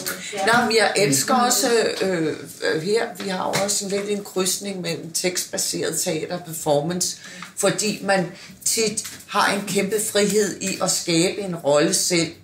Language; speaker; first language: Danish; native; Danish